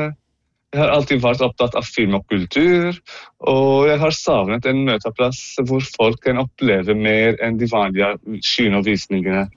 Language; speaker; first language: Norwegian; non-native, fluent; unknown